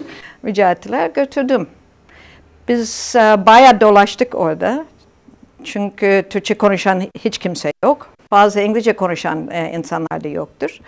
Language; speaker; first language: Turkish; non-native, fluent; English